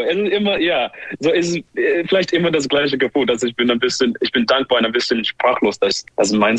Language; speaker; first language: German; non-native, learner; English